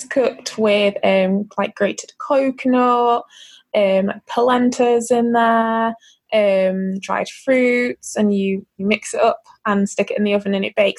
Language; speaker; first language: English; native; English